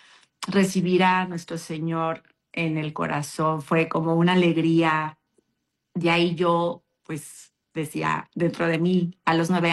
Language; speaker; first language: Spanish; native; Spanish